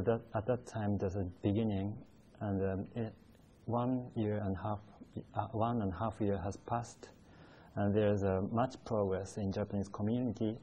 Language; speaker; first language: English; non-native, fluent; Japanese